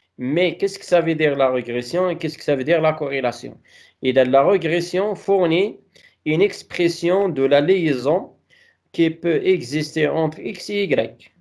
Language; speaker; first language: French; non-native, local second language; Arabic